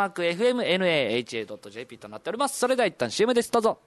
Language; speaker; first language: Japanese; native; Japanese